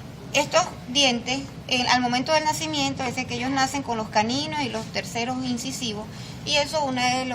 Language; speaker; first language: Spanish; native; Spanish